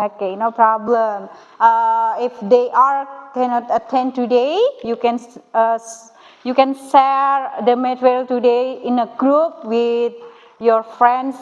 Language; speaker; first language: English; non-native, learner; Indonesian